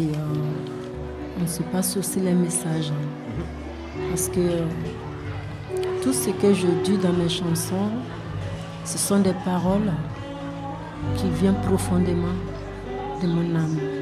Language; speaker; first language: French; non-native, local second language; Bambara